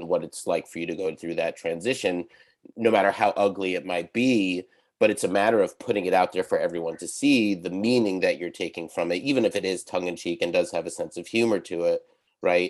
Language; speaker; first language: English; native; English